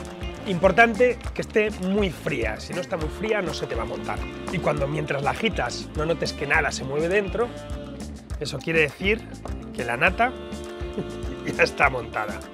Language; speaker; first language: Spanish; native; Spanish